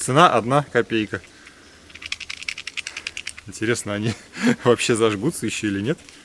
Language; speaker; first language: Russian; native; Russian